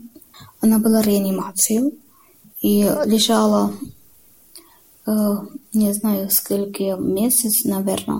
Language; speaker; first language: Ukrainian; non-native, learner; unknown